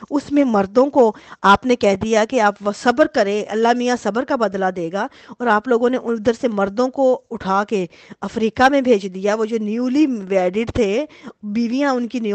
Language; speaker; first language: Hindi; native; Hindi